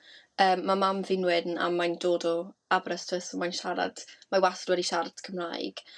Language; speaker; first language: Welsh; native; Welsh